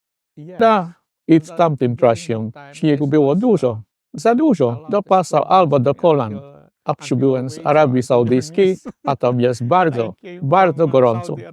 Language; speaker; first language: Polish; non-native, fluent; Filipino